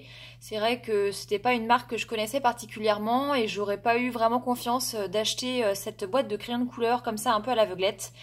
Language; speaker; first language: French; native; French